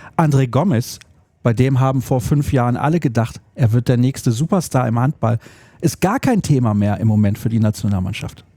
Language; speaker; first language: German; native; German